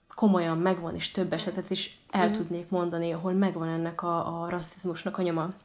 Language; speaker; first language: Hungarian; early bilingual, other home language; Arabic